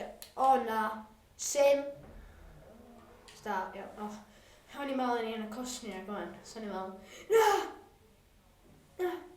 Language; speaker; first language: Welsh; non-native, local second language; English